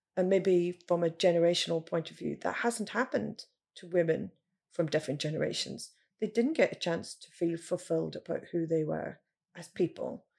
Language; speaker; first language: English; native; English